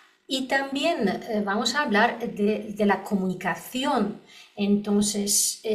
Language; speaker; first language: Spanish; non-native, learner; Polish